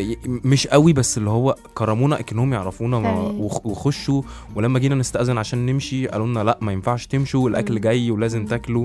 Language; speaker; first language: Arabic; native; Arabic